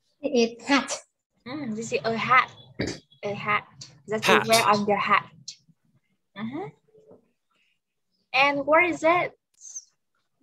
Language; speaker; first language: English; non-native, fluent; Vietnamese